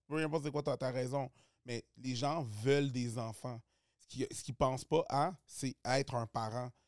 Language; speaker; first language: French; early bilingual, other home language; Haitian Creole